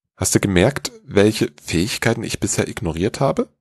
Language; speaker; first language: German; native; German